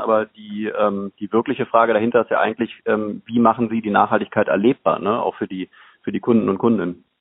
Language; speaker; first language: German; native; German